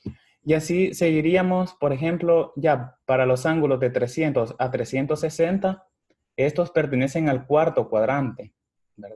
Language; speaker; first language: Spanish; native; Spanish